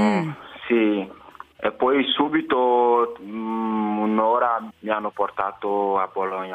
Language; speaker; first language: Italian; non-native, fluent; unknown